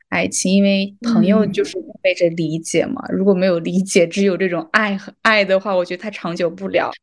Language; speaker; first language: Chinese; non-native, local second language; Kazakh